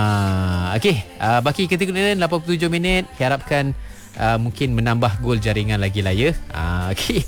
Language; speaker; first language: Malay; non-native, local second language; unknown